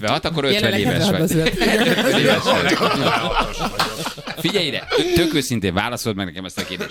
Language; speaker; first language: Hungarian; native; Hungarian